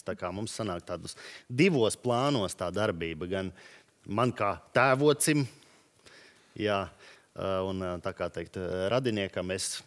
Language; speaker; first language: Latvian; native; Latvian